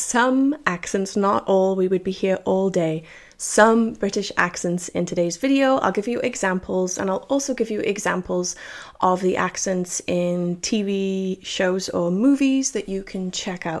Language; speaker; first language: English; native; English